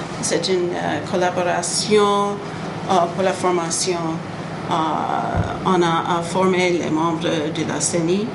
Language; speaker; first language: French; non-native, learner; English